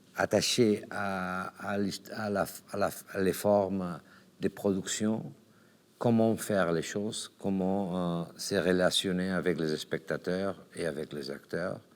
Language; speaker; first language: French; non-native, learner; Catalan